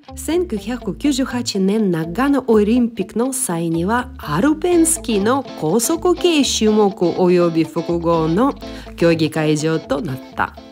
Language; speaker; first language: Japanese; non-native, fluent; Russian